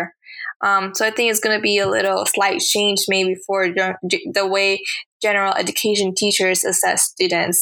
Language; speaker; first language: English; early bilingual, other home language; Spanish